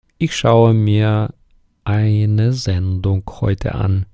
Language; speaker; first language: German; non-native, fluent; Ukrainian